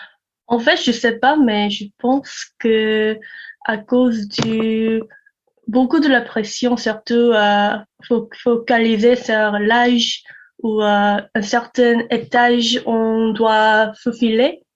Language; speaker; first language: French; non-native, learner; Korean